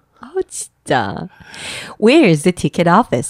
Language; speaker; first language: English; non-native, local second language; Korean